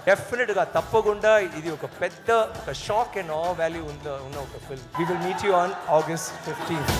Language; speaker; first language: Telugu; non-native, learner; Tamil